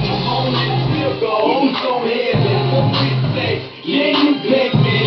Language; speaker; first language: English; non-native, learner; Russian